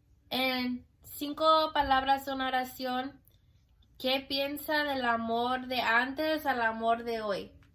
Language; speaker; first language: Spanish; early bilingual, heritage; Spanish